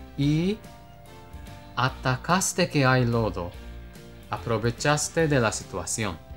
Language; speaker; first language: Spanish; non-native, fluent; Japanese